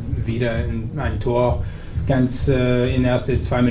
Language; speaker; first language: German; non-native, learner; English